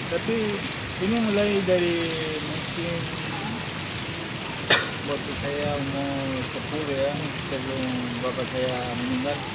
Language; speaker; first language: Indonesian; non-native, fluent; Spanish